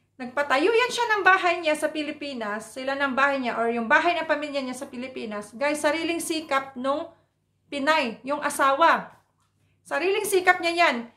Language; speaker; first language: Filipino; non-native, local second language; Cebuano